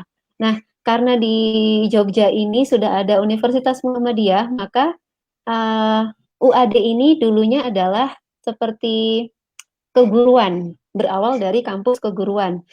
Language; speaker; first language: Indonesian; native; Indonesian